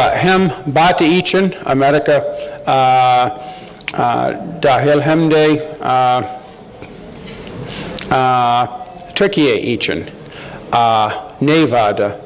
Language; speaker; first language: Turkish; non-native, learner; English